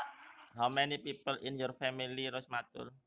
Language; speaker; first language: English; non-native, fluent; Indonesian